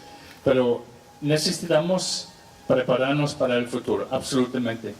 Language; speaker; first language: Spanish; non-native, fluent; English